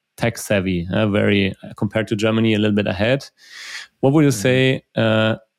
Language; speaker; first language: English; non-native, fluent; German